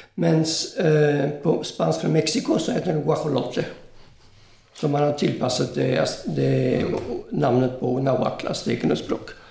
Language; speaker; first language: Norwegian; non-native, fluent; Italian